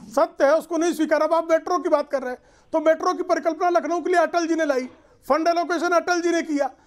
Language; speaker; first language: Hindi; native; Hindi